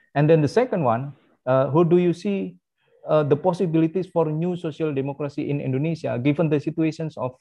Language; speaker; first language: English; non-native, fluent; Indonesian